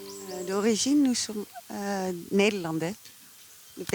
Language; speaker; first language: French; non-native, fluent; Dutch